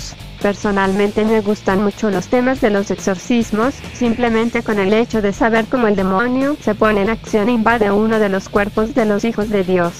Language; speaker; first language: Spanish; native; Spanish